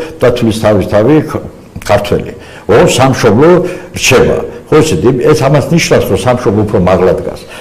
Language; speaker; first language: Georgian; non-native, local second language; Azerbaijani